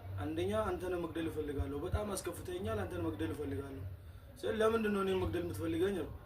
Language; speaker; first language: Amharic; non-native, local second language; Wolaytta